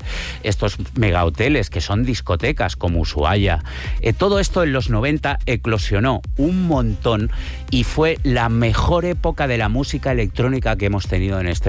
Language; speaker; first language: Spanish; native; Spanish